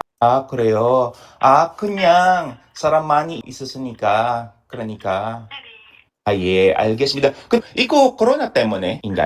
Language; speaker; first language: Korean; non-native, learner; Filipino